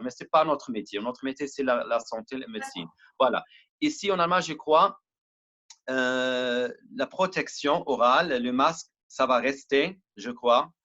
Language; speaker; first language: French; non-native, learner; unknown